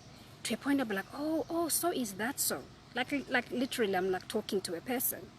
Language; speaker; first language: English; non-native, local second language; Zulu